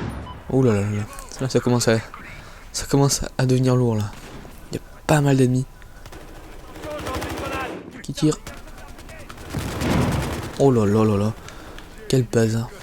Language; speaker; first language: French; native; French